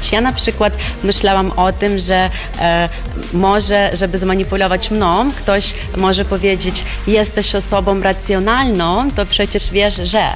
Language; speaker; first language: Polish; non-native, fluent; Ukrainian